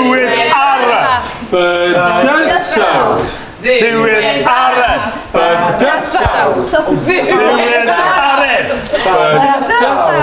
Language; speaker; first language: Welsh; non-native, learner; English